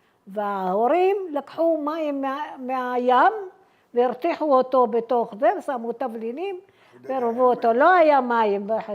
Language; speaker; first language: Hebrew; early bilingual, other home language; Arabic